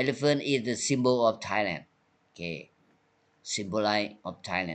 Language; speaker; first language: English; non-native, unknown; Thai